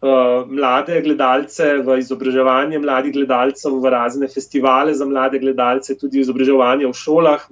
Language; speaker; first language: Slovenian; native; Slovenian